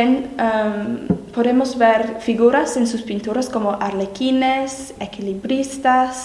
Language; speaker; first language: Spanish; non-native, learner; English